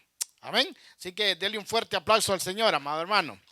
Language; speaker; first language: Spanish; native; Spanish